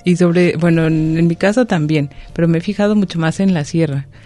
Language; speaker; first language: Spanish; non-native, local second language; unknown